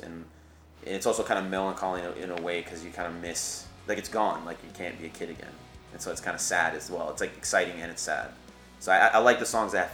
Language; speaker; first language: English; native; English